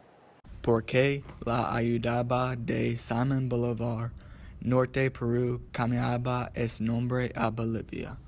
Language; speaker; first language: Spanish; non-native, learner; English